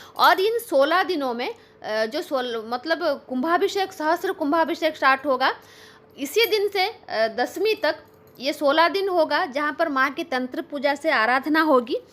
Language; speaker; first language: Hindi; non-native, local second language; Bangla